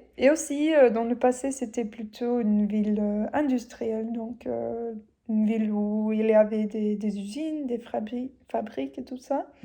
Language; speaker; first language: French; non-native, fluent; English